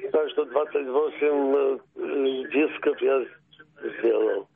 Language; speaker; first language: Russian; early bilingual, heritage; Russian